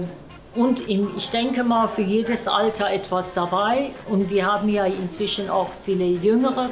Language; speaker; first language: German; non-native, fluent; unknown